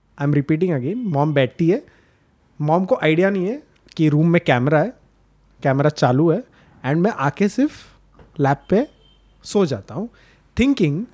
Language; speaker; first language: Hindi; non-native, local second language; Marathi